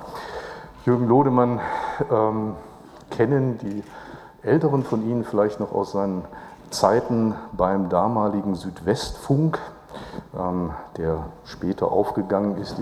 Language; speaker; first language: German; native; German